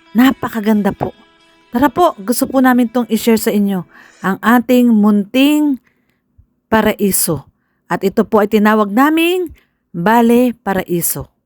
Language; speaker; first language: Filipino; native; Filipino